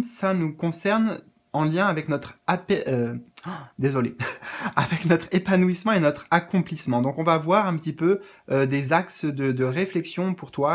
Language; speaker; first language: French; native; French